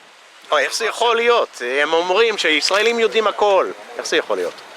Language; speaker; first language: Hebrew; non-native, fluent; English